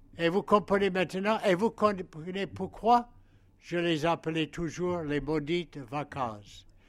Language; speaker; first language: French; non-native, fluent; English